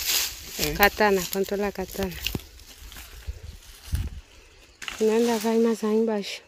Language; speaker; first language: Portuguese; non-native, local second language; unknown